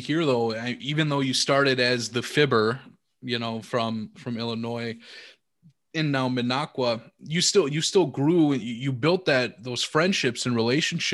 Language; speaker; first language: English; native; English